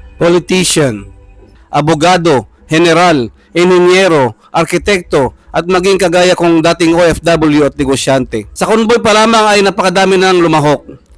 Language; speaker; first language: Filipino; non-native, local second language; Pangasinan